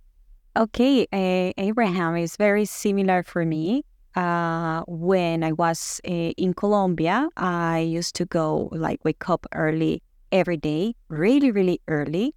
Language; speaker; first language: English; non-native, fluent; Spanish